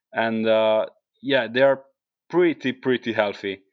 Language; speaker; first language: English; non-native, fluent; Italian